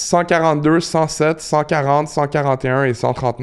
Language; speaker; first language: French; native; French